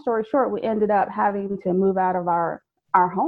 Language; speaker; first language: English; native; English